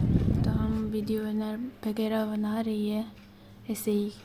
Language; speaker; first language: Hindi; non-native, local second language; Kok Borok